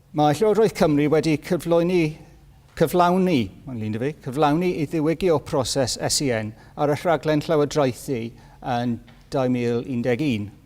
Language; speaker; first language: Welsh; non-native, learner; English